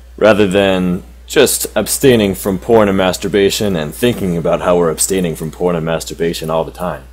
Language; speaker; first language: English; native; English